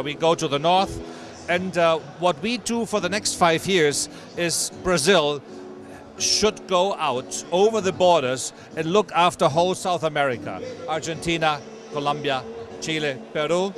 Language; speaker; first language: English; non-native, fluent; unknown